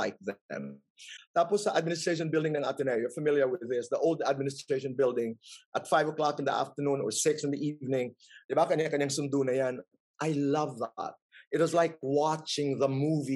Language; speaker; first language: English; non-native, local second language; Waray